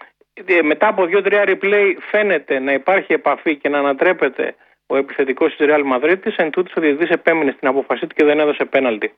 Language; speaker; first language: Greek; native; Greek